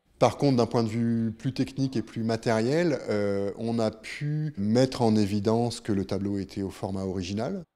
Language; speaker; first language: French; native; French